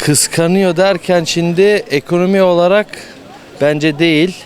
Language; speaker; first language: Turkish; early bilingual, other home language; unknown